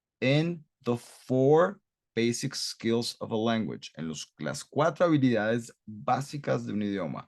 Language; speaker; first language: Spanish; non-native, fluent; English